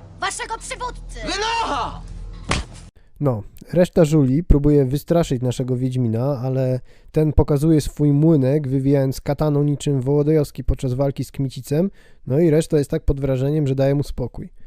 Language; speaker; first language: Polish; native; Polish